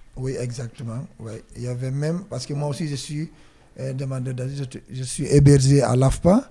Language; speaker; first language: French; non-native, learner; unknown